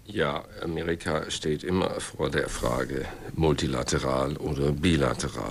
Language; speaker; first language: German; non-native, fluent; English